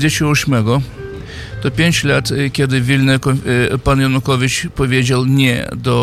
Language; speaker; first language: Polish; non-native, fluent; Yiddish